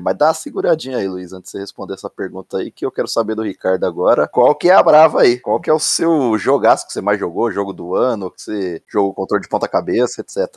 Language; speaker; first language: Portuguese; native; Portuguese